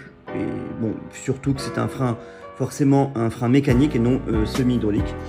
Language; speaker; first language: French; native; French